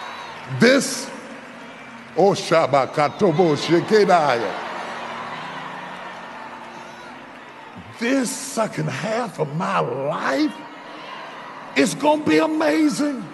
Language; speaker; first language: English; native; English